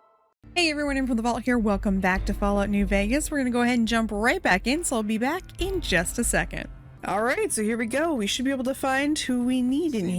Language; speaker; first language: English; native; English